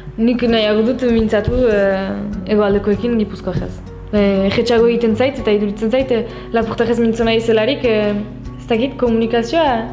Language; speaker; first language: Basque; native; Basque